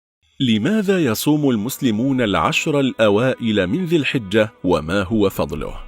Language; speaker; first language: Arabic; native; Arabic